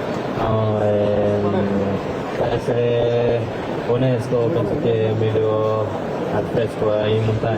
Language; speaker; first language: Italian; non-native, fluent; French